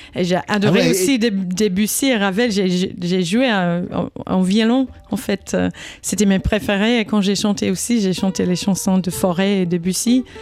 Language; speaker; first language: French; non-native, fluent; English